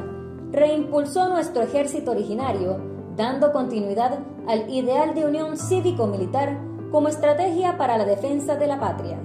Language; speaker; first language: Spanish; native; Spanish